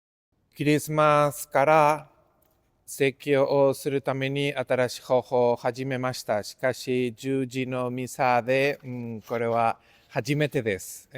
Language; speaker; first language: Japanese; non-native, fluent; Spanish